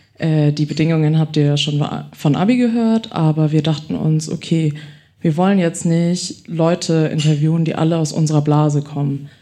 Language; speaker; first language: German; early bilingual, other home language; Chinese